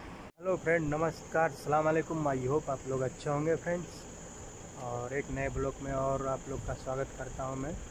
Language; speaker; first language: Hindi; non-native, local second language; Bhojpuri